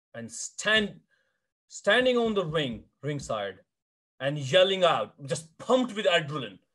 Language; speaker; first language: English; non-native, local second language; Hindi